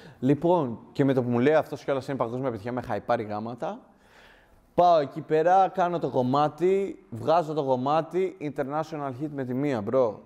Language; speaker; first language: Greek; early bilingual, other home language; Albanian